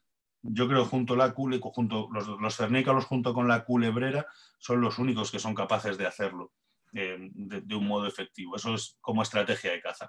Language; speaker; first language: Spanish; native; Spanish